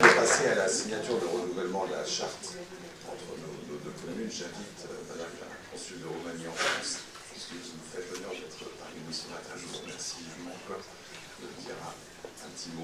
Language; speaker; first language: French; native; French